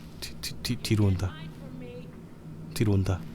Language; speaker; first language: Korean; native; Korean